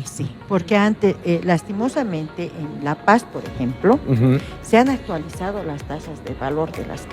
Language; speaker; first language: Spanish; native; Spanish